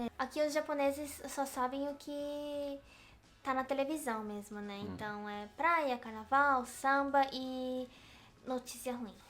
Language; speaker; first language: Portuguese; native; Portuguese